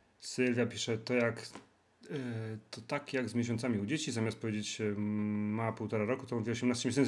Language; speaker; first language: Polish; native; Polish